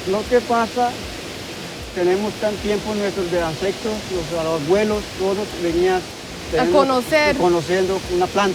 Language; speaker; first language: Spanish; non-native, local second language; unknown